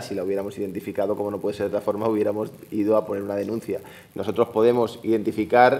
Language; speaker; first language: Spanish; native; Spanish